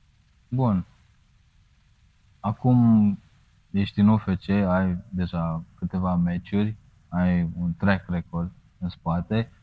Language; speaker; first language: Romanian; native; Romanian